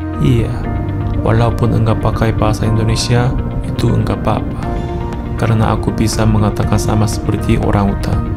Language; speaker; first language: Indonesian; non-native, learner; Korean